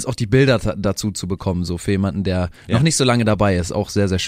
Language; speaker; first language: German; native; German